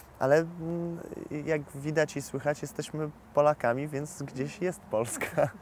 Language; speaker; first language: Polish; early bilingual, heritage; Polish